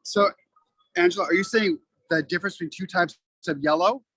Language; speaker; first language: English; native; English